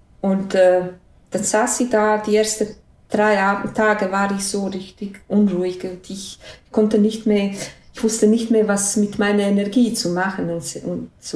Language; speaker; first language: German; non-native, fluent; Bosnian